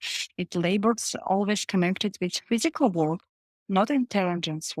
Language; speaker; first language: English; non-native, learner; Russian